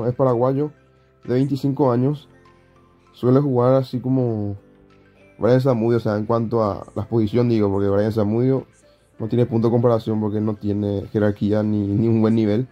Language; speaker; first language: Spanish; native; Spanish